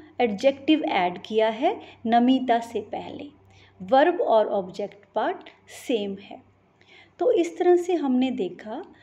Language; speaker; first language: Hindi; native; Hindi